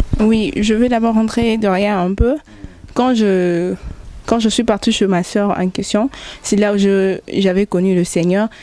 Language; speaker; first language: French; non-native, local second language; Lingala